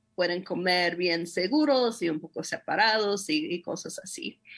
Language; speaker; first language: Spanish; non-native, fluent; English